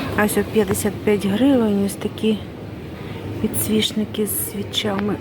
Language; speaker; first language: Ukrainian; non-native, local second language; Russian